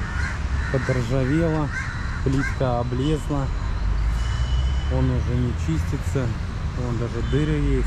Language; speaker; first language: Russian; native; Russian